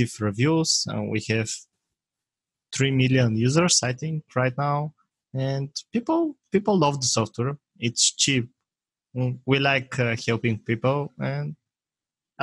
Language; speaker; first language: English; non-native, fluent; Bulgarian